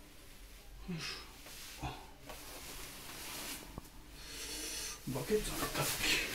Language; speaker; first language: Japanese; native; Japanese